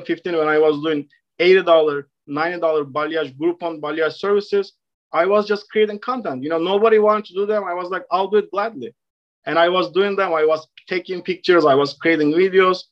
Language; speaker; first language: English; non-native, fluent; Turkish